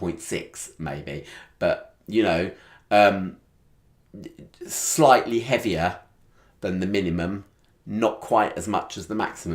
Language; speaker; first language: English; native; English